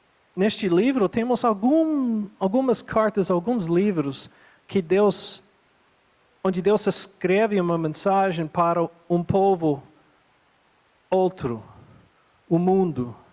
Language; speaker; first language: Portuguese; non-native, fluent; English